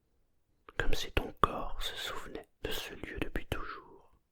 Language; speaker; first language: French; native; French